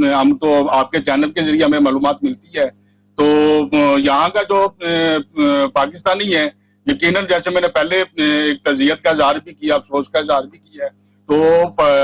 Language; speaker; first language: Urdu; non-native, local second language; Punjabi